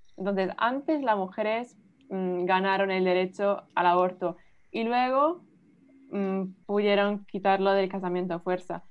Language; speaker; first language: Spanish; non-native, fluent; English